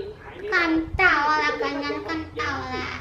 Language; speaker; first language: Filipino; non-native, learner; Indonesian